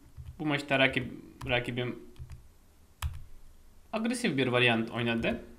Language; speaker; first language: Turkish; non-native, fluent; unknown